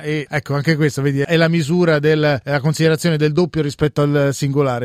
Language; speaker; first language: Italian; native; Italian